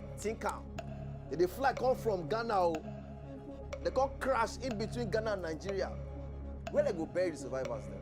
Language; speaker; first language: Nigerian Pidgin; native; Nigerian Pidgin